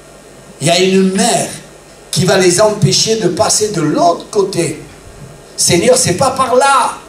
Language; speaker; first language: French; native; French